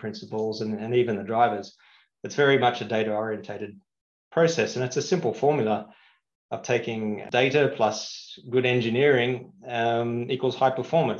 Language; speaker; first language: English; native; English